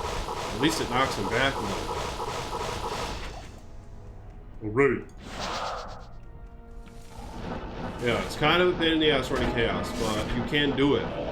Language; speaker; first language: English; native; English